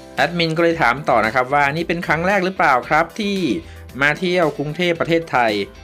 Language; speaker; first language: Thai; native; Thai